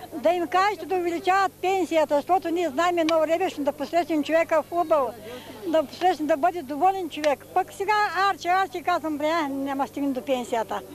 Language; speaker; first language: Bulgarian; native; Bulgarian